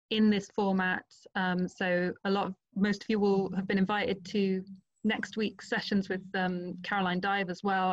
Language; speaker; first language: English; non-native, fluent; Portuguese